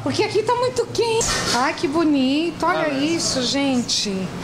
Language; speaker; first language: Portuguese; native; Portuguese